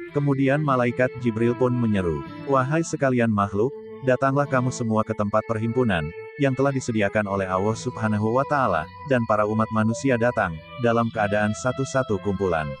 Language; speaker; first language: Indonesian; native; Indonesian